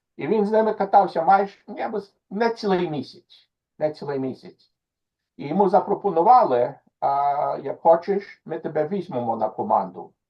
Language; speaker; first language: Ukrainian; early bilingual, heritage; Ukrainian